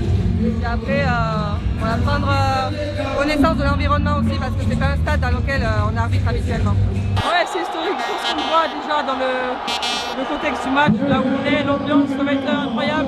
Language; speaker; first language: French; native; French